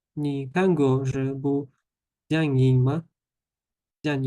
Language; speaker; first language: Chinese; non-native, learner; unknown